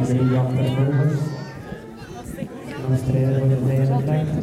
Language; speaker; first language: Dutch; native; Dutch